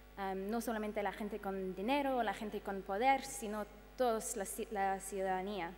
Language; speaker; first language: Spanish; non-native, fluent; English